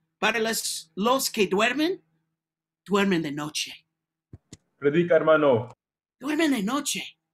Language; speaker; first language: Spanish; non-native, learner; English